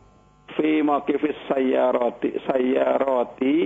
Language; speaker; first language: Arabic; non-native, learner; Indonesian